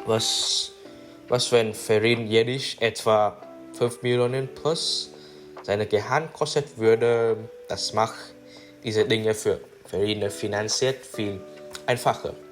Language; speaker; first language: German; non-native, learner; English